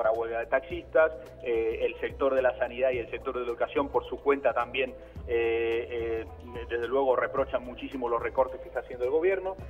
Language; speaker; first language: Spanish; native; Spanish